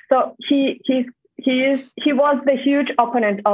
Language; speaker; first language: English; non-native, fluent; Kazakh